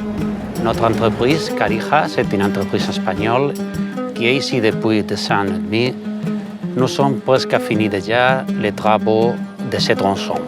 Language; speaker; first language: French; non-native, fluent; Spanish